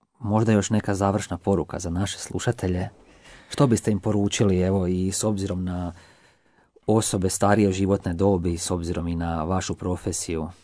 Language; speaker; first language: Croatian; native; Croatian